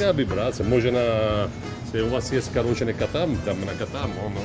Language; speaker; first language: Russian; non-native, learner; Italian